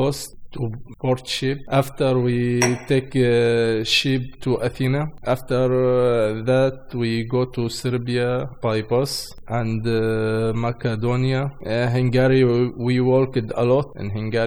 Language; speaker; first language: English; non-native, learner; Arabic